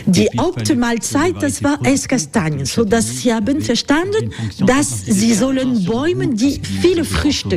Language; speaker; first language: German; non-native, learner; French